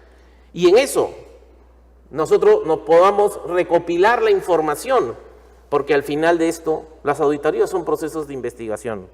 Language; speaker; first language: Spanish; native; Spanish